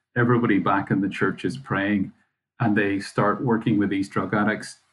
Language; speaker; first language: English; native; English